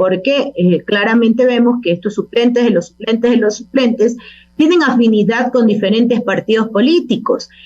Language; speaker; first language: Spanish; native; Spanish